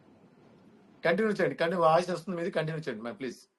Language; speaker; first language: Telugu; native; Telugu